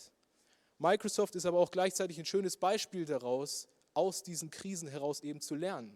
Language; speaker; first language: German; native; German